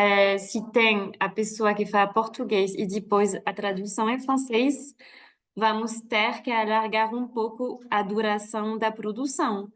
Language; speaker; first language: Portuguese; non-native, fluent; French